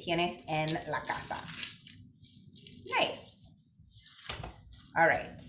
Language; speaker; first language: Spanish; non-native, fluent; English